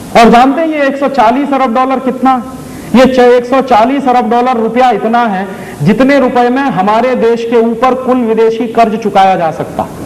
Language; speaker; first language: Hindi; native; Hindi